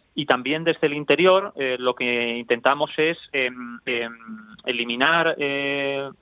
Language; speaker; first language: Spanish; native; Spanish